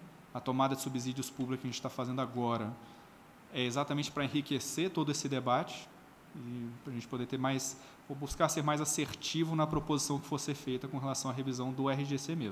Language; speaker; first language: Portuguese; native; Portuguese